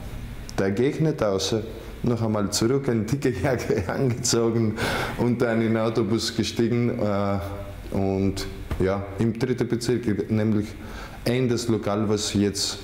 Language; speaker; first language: German; non-native, fluent; Greek